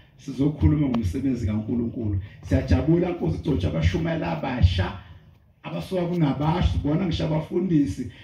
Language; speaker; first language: Zulu; native; Zulu